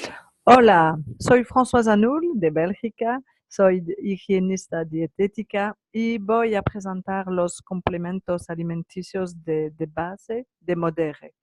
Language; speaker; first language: Spanish; non-native, learner; French